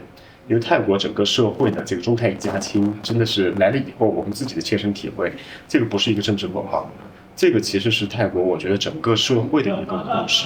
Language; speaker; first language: Chinese; native; Chinese